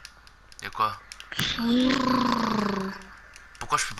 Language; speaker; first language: French; native; French